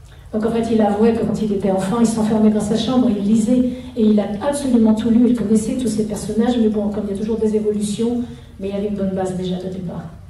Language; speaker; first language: French; native; French